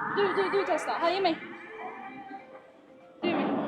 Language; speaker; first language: Swedish; early bilingual, other home language; Mongolian